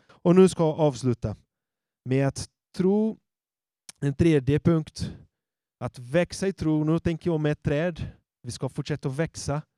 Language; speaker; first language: Swedish; non-native, fluent; Portuguese